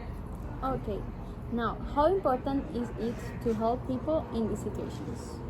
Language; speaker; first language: English; non-native, learner; Spanish